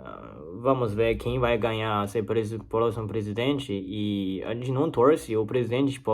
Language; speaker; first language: Portuguese; non-native, learner; Chinese